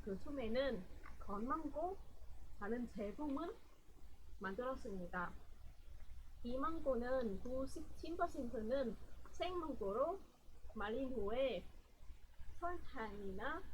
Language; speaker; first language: Korean; non-native, learner; Vietnamese